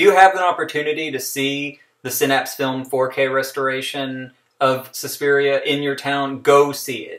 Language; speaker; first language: English; native; English